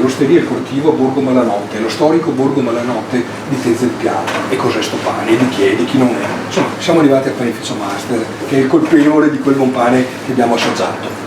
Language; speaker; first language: Italian; native; Italian